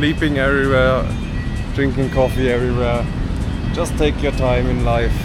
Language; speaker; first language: English; non-native, fluent; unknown